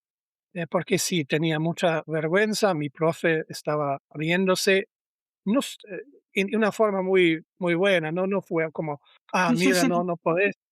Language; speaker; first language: Spanish; non-native, learner; German